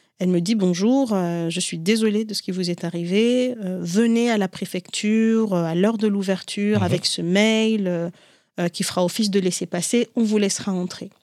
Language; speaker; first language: French; non-native, local second language; Ngazidja Comorian